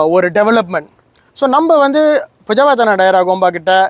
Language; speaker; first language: Tamil; early bilingual, heritage; Tamil